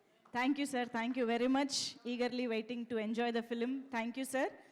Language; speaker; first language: Telugu; native; Telugu